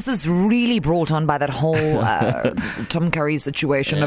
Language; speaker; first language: English; native; English